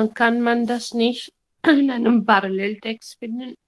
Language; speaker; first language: German; non-native, learner; Hindi